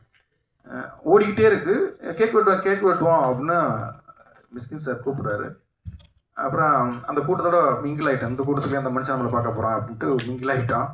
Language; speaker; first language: Tamil; native; Tamil